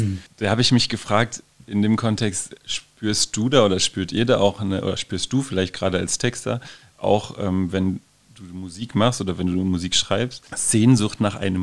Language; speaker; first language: German; native; German